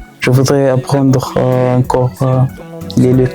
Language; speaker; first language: French; non-native, learner; Arabic